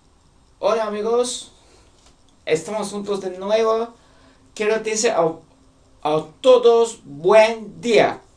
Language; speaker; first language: Spanish; non-native, learner; Turkish